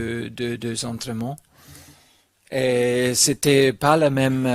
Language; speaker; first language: French; non-native, learner; German